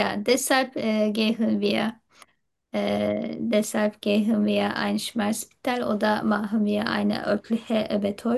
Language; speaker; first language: German; non-native, learner; Turkish